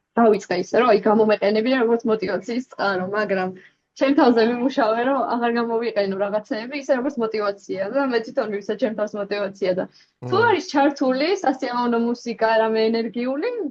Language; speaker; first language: Georgian; native; Georgian